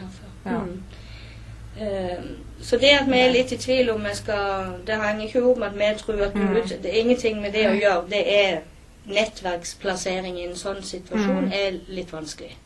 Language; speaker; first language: Norwegian; native; Norwegian